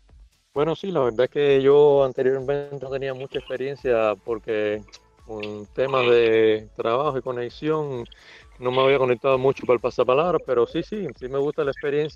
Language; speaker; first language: Spanish; native; Spanish